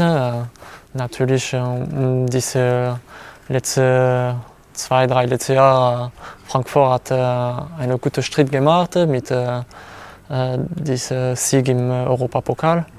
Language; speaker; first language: German; non-native, learner; French